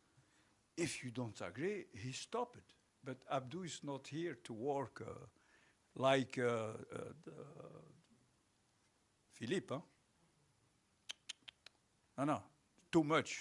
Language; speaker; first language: English; non-native, local second language; French